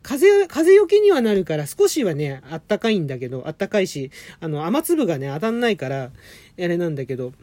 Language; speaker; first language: Japanese; native; Japanese